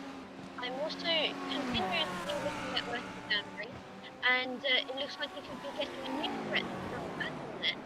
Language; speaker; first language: English; native; English